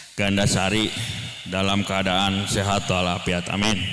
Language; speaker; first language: Indonesian; native; Indonesian